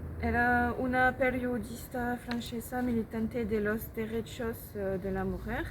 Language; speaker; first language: Spanish; non-native, learner; French